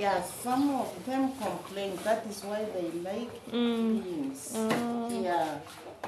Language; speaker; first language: English; non-native, local second language; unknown